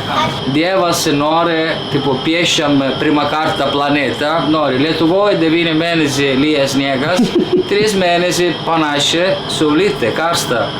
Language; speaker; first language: Lithuanian; non-native, learner; Italian